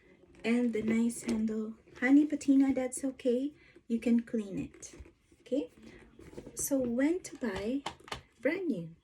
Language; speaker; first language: English; non-native, fluent; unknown